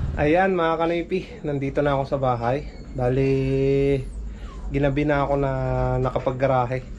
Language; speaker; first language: Filipino; native; Filipino